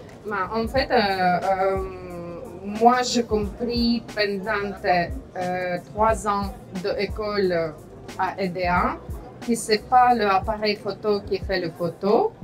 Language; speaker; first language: French; non-native, fluent; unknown